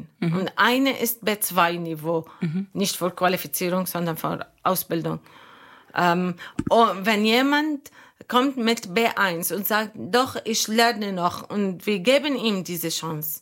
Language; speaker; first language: German; non-native, learner; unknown